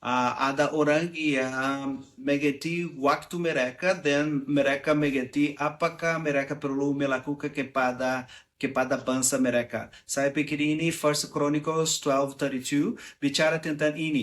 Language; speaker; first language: Indonesian; non-native, learner; Portuguese